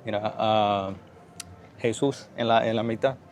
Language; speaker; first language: Spanish; non-native, learner; English